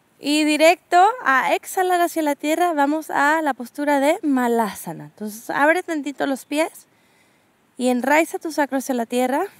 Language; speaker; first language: Spanish; native; Spanish